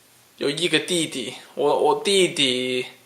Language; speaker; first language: Chinese; non-native, learner; Cantonese